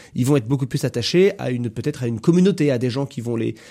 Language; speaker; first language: French; native; French